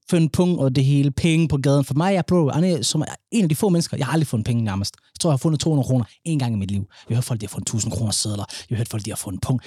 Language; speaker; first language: Danish; early bilingual, other home language; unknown